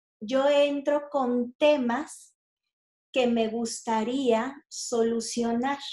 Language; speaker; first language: Spanish; native; Spanish